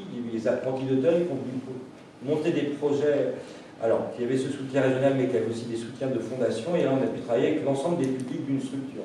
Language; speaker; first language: French; native; French